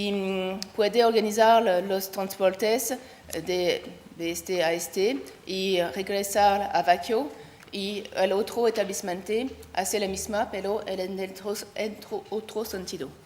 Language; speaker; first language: Spanish; non-native, learner; French